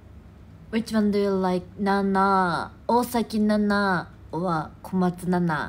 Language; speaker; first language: English; non-native, learner; Japanese